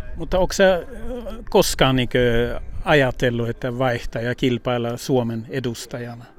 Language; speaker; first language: Finnish; early bilingual, heritage; Finnish